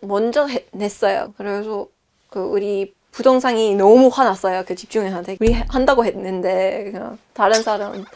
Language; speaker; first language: Korean; non-native, fluent; English